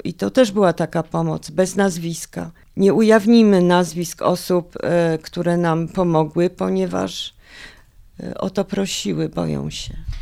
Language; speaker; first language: Polish; native; Polish